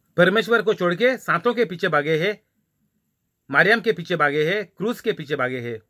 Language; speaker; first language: Hindi; non-native, local second language; Marathi